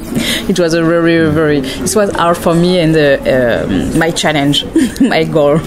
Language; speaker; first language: English; non-native, learner; French